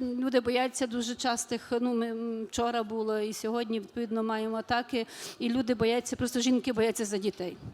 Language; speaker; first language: Ukrainian; native; Ukrainian